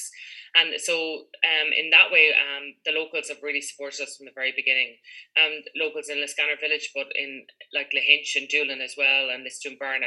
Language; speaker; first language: English; native; English